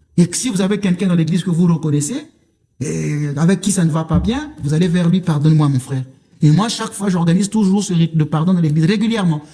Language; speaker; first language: French; non-native, local second language; Lingala